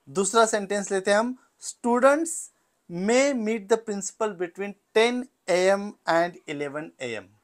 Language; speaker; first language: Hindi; non-native, local second language; Marathi